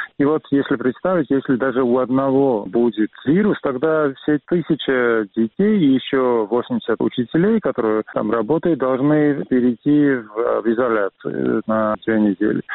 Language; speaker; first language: Russian; non-native, local second language; Georgian